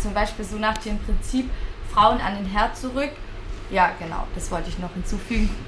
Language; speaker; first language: German; native; German